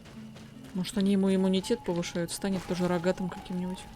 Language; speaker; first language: Russian; native; Russian